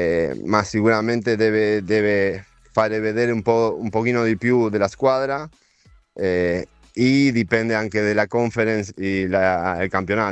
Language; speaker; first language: Italian; non-native, fluent; Spanish